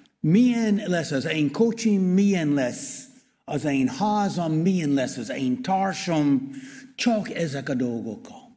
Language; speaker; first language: Hungarian; non-native, learner; English